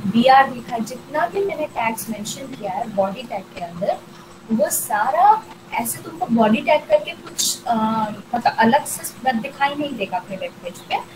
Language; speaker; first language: Hindi; non-native, local second language; Bangla